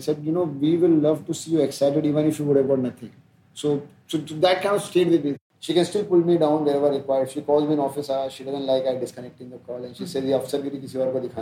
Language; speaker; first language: English; non-native, local second language; Hindi